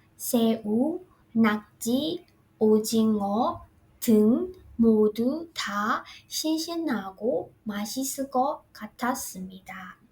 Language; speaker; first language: Korean; non-native, fluent; Burmese